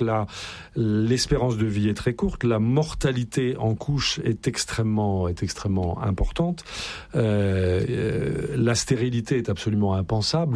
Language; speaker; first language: French; native; French